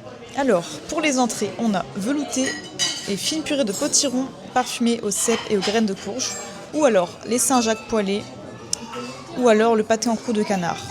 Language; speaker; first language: French; native; French